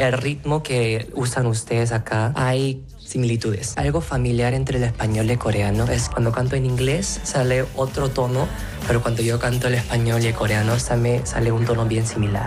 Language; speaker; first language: Spanish; non-native, fluent; Korean